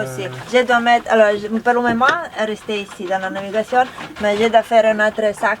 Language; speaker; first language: French; non-native, learner; Italian